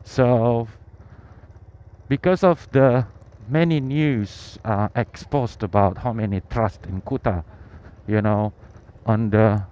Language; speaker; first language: English; non-native, learner; Indonesian